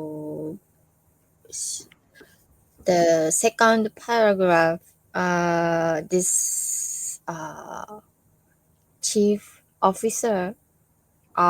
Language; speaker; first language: English; non-native, learner; Japanese